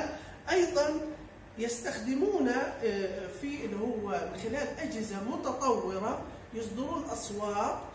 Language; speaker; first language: Arabic; native; Arabic